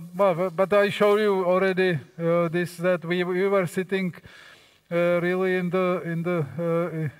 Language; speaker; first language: English; non-native, fluent; Czech